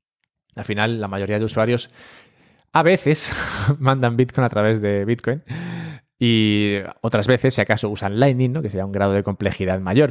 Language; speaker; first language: Spanish; native; Spanish